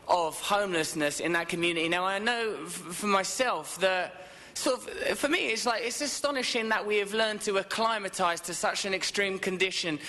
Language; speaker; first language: English; native; English